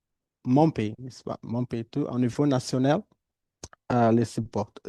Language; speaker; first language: French; non-native, fluent; Portuguese